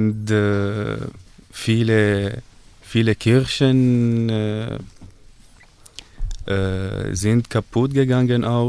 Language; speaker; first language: German; non-native, learner; Arabic